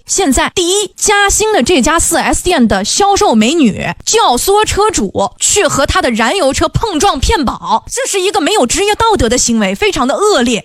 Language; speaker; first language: Chinese; native; Chinese